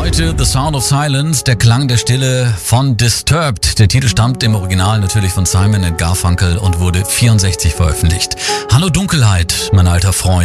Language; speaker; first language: German; native; German